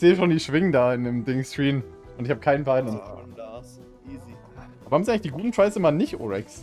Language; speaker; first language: German; native; German